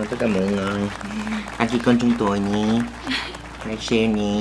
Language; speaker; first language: Vietnamese; non-native, learner; Korean